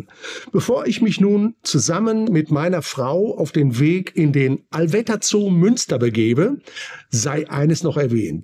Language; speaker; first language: German; native; German